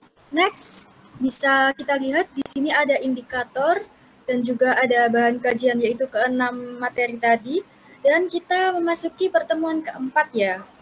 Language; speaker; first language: Indonesian; native; Indonesian